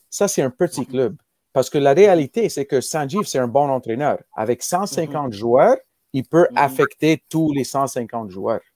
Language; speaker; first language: French; native; French